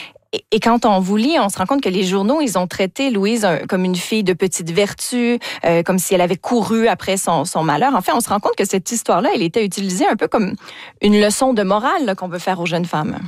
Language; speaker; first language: French; native; French